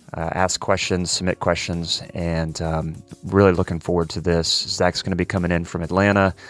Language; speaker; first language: English; native; English